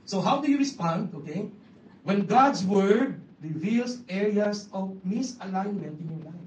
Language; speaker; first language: English; non-native, local second language; Filipino